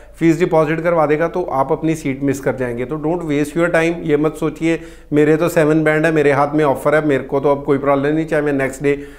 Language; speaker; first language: Hindi; non-native, local second language; Punjabi